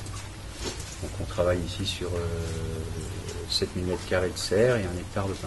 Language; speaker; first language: French; native; French